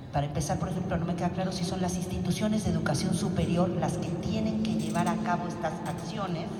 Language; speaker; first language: Spanish; native; Spanish